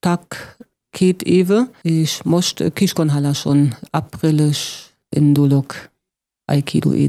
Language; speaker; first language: Hungarian; non-native, learner; German